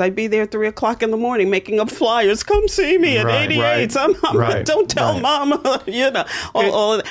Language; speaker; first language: English; native; English